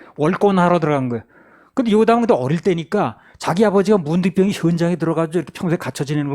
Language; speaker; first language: Korean; native; Korean